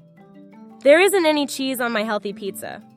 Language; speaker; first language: English; non-native, fluent; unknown